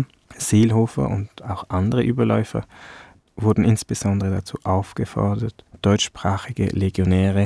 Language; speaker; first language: German; early bilingual, other home language; Vietnamese